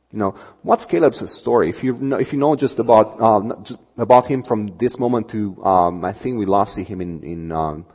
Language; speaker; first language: English; non-native, fluent; Romanian